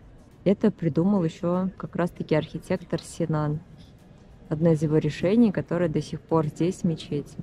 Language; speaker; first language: Russian; native; Russian